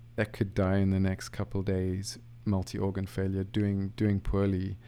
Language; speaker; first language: English; native; English